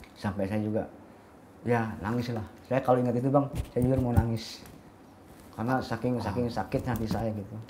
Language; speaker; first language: Indonesian; native; Indonesian